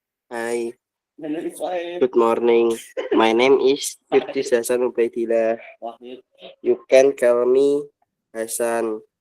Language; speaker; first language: English; non-native, learner; Indonesian